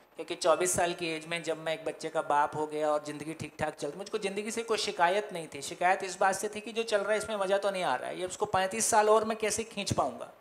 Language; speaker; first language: Hindi; native; Hindi